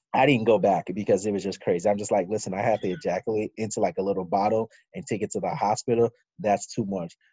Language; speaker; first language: English; non-native, local second language; Yoruba